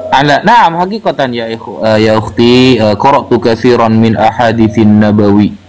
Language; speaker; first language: Arabic; non-native, learner; Indonesian